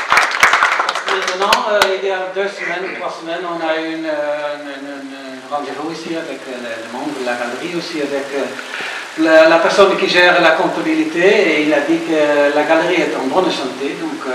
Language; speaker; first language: French; non-native, fluent; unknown